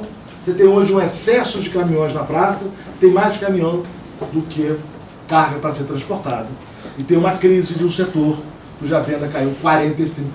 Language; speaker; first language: Portuguese; native; Portuguese